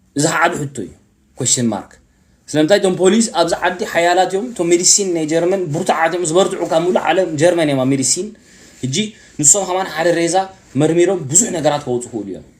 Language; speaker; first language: Tigrinya; early bilingual, heritage; Tigrinya